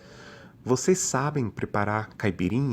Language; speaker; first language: Portuguese; non-native, fluent; English